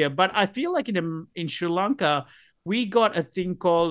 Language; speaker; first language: English; non-native, local second language; Sinhala